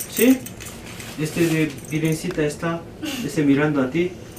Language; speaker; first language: Spanish; non-native, learner; Korean